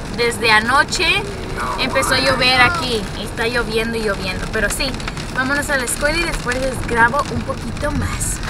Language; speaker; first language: Spanish; early bilingual, heritage; Spanish